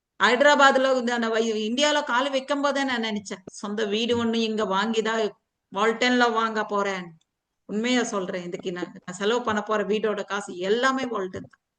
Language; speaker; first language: Tamil; non-native, fluent; Telugu